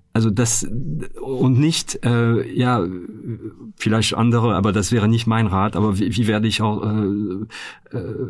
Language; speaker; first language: German; non-native, fluent; French